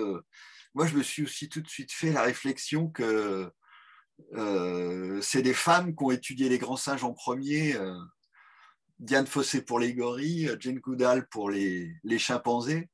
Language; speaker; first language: French; native; French